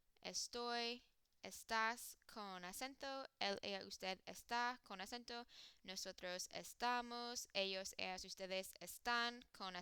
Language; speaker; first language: Spanish; non-native, fluent; English